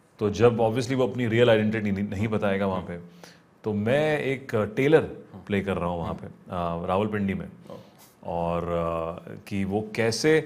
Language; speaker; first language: Hindi; native; Hindi